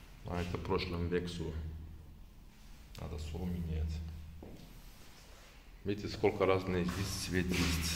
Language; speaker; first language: Russian; non-native, learner; Turkish